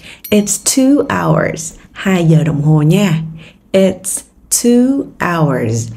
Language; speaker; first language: English; non-native, fluent; Vietnamese